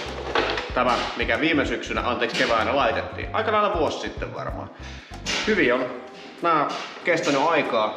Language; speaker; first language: Finnish; native; Finnish